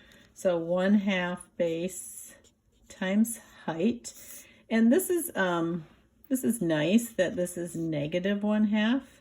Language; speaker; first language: English; native; English